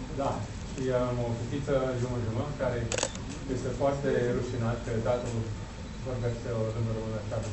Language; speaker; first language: Romanian; non-native, learner; English